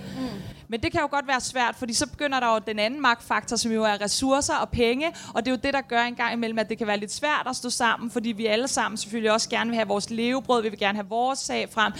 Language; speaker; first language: Danish; native; Danish